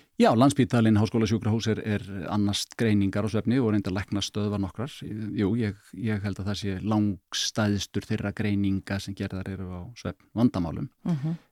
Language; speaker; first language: Icelandic; native; Icelandic